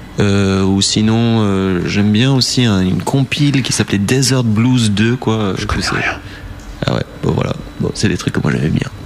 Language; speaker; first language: French; early bilingual, heritage; French